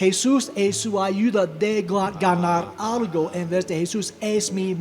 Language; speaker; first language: Spanish; non-native, fluent; English